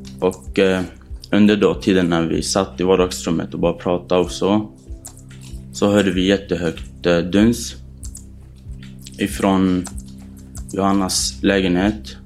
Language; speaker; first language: Swedish; non-native, fluent; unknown